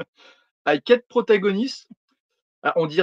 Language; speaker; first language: French; native; French